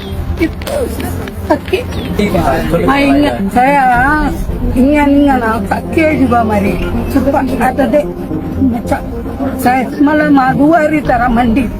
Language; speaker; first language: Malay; non-native, learner; Indonesian